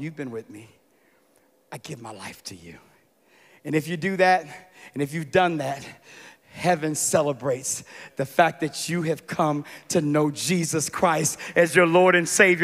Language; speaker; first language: English; native; English